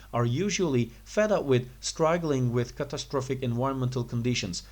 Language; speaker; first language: English; non-native, fluent; Turkish